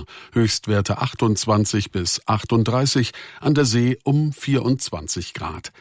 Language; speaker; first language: German; native; German